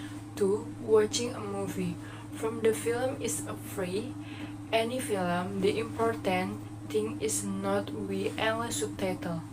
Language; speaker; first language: English; non-native, learner; Indonesian